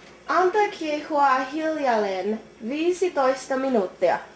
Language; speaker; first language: Finnish; non-native, learner; English